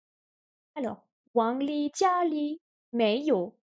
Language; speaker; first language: Chinese; non-native, learner; French